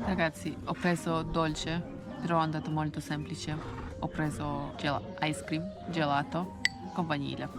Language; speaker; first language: Italian; non-native, learner; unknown